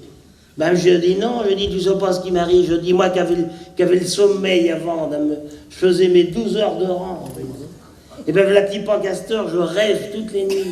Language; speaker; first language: French; native; French